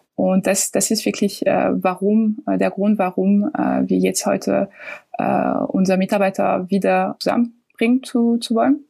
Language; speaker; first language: German; non-native, fluent; French